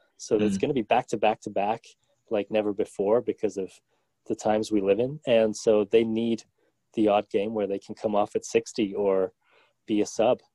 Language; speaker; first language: English; native; English